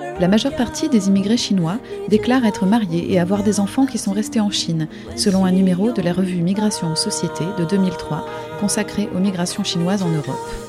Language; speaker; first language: French; native; French